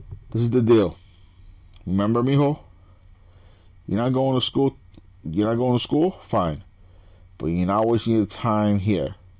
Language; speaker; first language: English; native; English